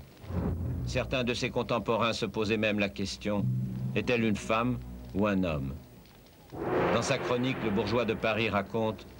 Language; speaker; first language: French; native; French